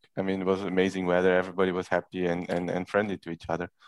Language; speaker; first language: English; non-native, fluent; Dutch